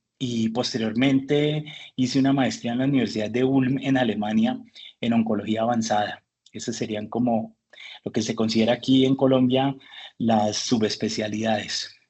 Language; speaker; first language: Spanish; early bilingual, heritage; Spanish